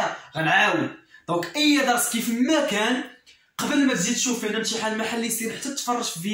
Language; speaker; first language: Arabic; native; Arabic